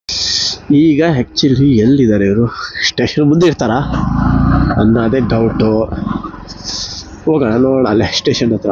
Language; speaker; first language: Kannada; native; Kannada